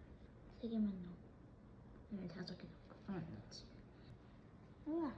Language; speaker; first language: Korean; early bilingual, other home language; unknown